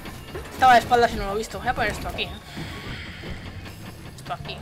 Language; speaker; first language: Spanish; native; Spanish